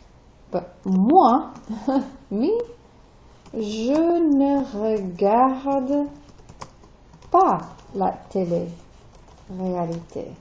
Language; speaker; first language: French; non-native, fluent; English